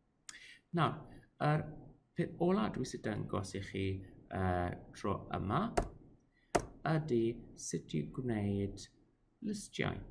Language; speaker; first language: Welsh; non-native, local second language; English